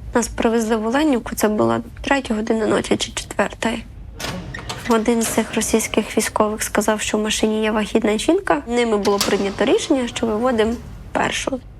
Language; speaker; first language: Ukrainian; native; Ukrainian